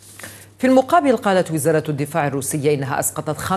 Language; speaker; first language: Arabic; native; Arabic